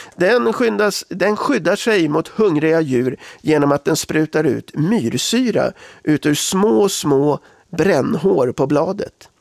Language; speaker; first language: Swedish; native; Swedish